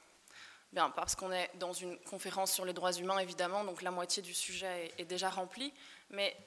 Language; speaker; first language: French; native; French